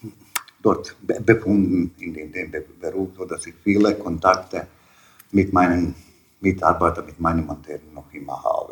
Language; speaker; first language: German; non-native, learner; Bosnian